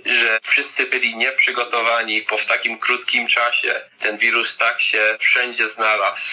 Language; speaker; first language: Polish; early bilingual, heritage; Polish